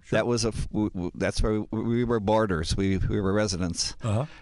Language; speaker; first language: English; native; English